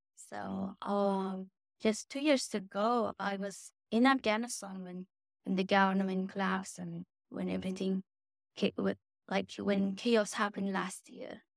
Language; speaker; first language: English; non-native, fluent; Persian